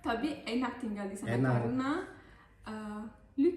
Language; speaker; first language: Indonesian; non-native, learner; Turkish